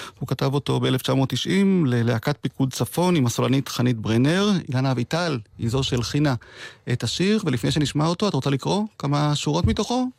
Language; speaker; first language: Hebrew; native; Hebrew